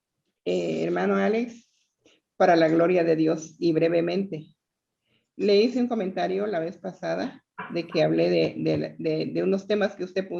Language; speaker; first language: Spanish; native; Spanish